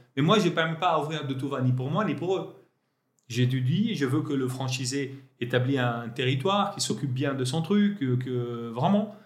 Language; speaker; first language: French; non-native, local second language; Arabic